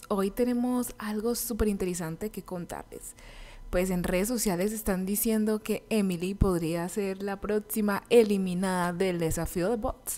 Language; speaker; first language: Spanish; native; Spanish